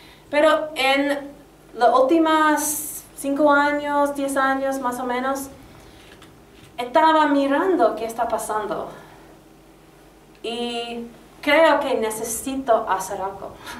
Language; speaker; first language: Spanish; non-native, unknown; English